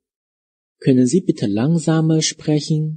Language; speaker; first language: German; non-native, fluent; Chinese